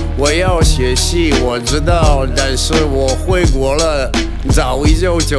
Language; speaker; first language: Chinese; non-native, learner; Russian